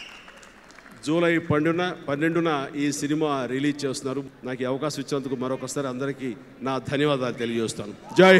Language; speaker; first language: Telugu; native; Telugu